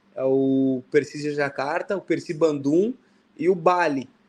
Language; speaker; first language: Portuguese; native; Portuguese